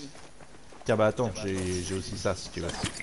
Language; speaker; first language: French; native; French